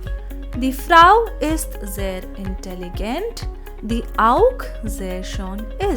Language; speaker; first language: German; non-native, fluent; Hindi